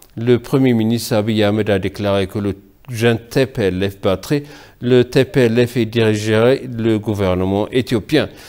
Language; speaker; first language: French; non-native, fluent; Amharic